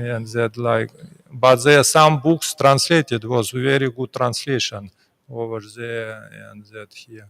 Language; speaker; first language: English; non-native, learner; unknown